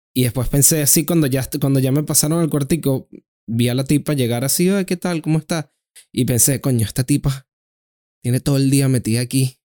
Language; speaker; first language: Spanish; native; Spanish